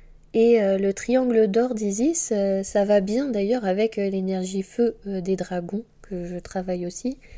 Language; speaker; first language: French; native; French